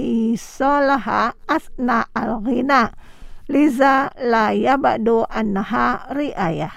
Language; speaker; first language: Arabic; non-native, learner; Indonesian